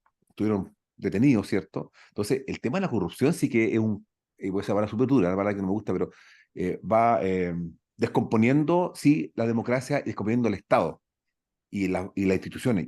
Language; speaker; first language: Spanish; native; Spanish